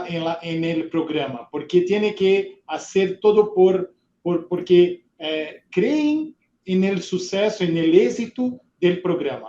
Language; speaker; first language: Spanish; non-native, fluent; Portuguese